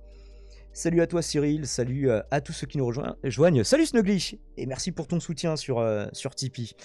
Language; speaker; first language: French; native; French